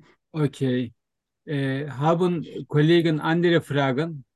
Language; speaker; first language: German; non-native, learner; Turkish